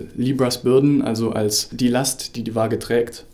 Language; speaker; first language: German; native; German